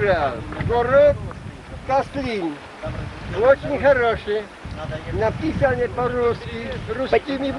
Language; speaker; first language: Russian; non-native, learner; Polish